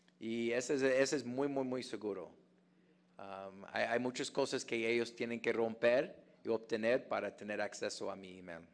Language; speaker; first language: Spanish; non-native, fluent; English